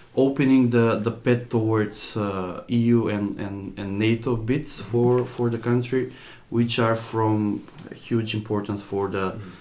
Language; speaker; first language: English; non-native, fluent; Macedonian